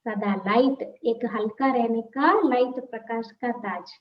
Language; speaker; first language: Hindi; non-native, local second language; Telugu